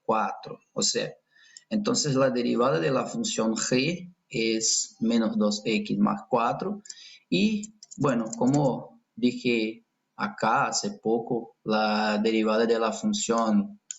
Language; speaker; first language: Spanish; non-native, fluent; Portuguese